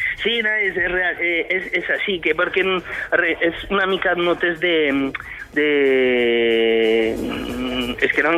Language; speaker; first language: Catalan; non-native, fluent; French